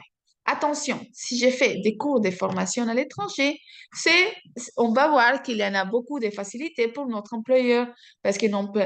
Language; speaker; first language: French; non-native, fluent; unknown